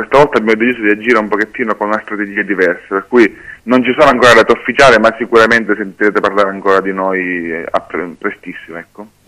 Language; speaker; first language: Italian; native; Italian